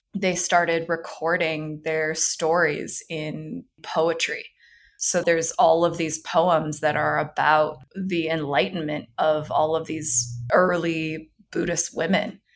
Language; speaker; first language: English; early bilingual, other home language; Chinese